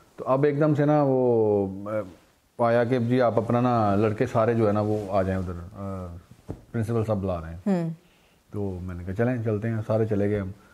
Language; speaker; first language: Urdu; native; Urdu